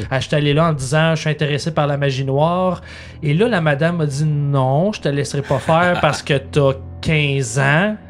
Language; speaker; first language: French; native; French